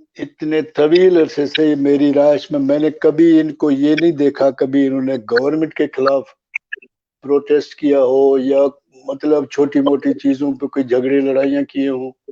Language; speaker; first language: Urdu; native; Urdu